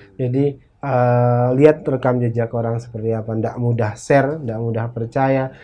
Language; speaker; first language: Indonesian; native; Indonesian